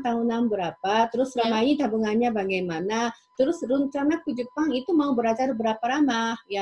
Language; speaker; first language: Indonesian; non-native, fluent; Japanese